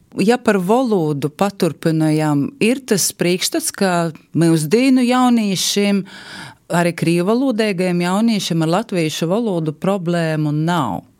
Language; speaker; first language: Latvian; native; Latvian